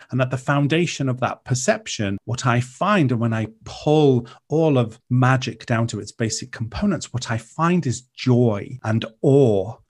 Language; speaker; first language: English; non-native, local second language; Welsh